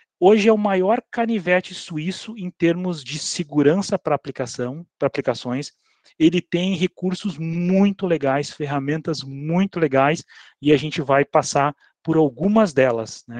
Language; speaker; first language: Portuguese; native; Portuguese